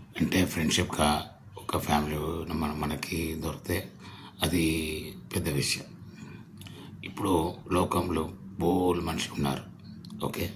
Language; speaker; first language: Telugu; non-native, learner; Tamil